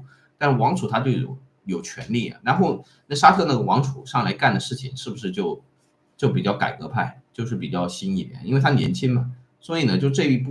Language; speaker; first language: Chinese; native; Chinese